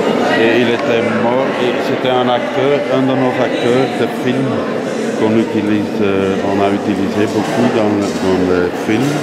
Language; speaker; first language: French; non-native, local second language; Dutch